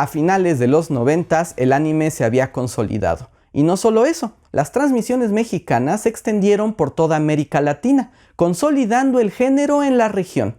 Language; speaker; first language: Spanish; native; Spanish